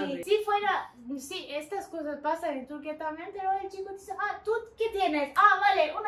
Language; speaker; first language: Spanish; non-native, learner; Turkish